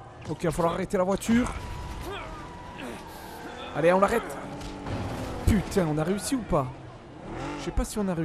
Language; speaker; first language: French; native; French